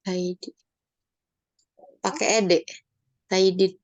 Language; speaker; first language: English; non-native, learner; Indonesian